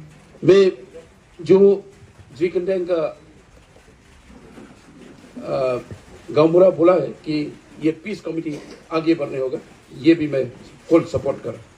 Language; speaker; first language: Hindi; non-native, local second language; Khasi